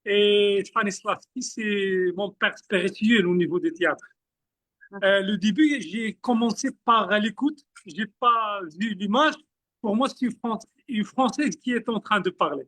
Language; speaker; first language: French; non-native, fluent; Arabic